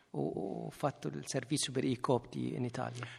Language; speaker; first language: Italian; non-native, learner; Arabic